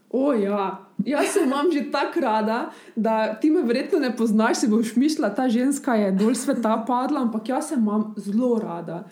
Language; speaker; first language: Slovenian; early bilingual, other home language; Bosnian